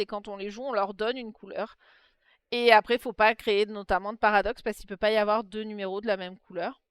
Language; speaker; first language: French; native; French